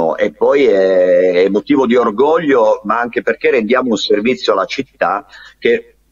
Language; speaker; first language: Italian; native; Italian